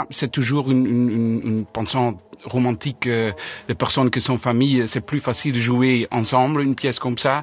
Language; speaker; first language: French; non-native, learner; Dutch